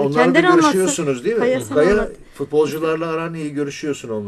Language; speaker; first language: Turkish; native; Turkish